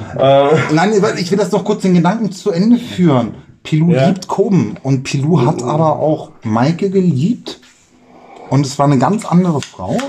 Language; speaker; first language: German; native; German